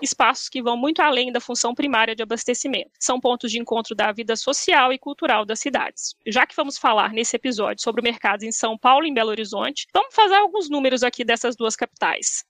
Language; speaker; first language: Portuguese; native; Portuguese